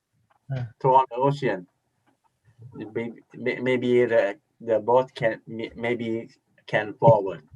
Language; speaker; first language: English; non-native, learner; Thai